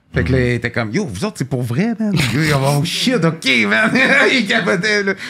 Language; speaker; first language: French; native; French